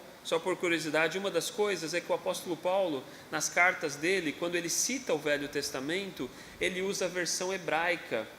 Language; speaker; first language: Portuguese; native; Portuguese